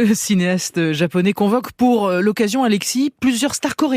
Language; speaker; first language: French; native; French